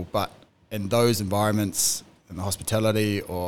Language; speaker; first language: English; native; English